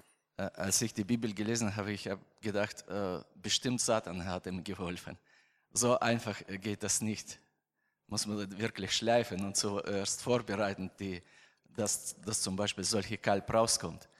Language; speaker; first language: German; non-native, learner; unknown